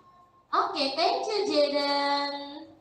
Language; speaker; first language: English; non-native, fluent; Indonesian